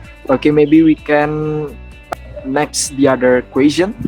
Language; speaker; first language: English; non-native, learner; Indonesian